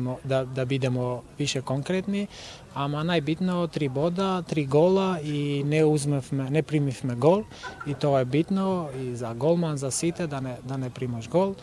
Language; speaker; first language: Macedonian; non-native, local second language; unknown